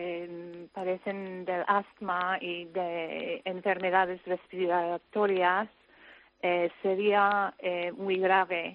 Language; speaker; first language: Spanish; non-native, fluent; English